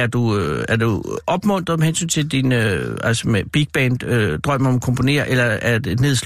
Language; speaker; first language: Danish; native; Danish